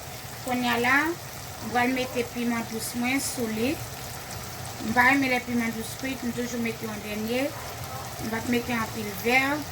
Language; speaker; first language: French; non-native, learner; Haitian Creole